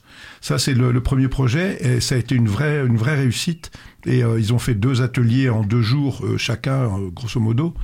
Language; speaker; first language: French; native; French